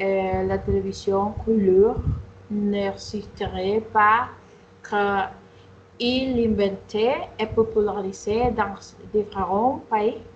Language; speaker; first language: French; non-native, learner; Spanish